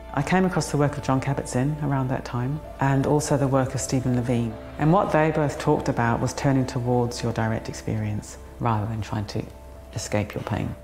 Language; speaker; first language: English; native; English